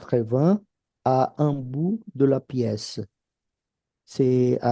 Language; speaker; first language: French; non-native, fluent; Portuguese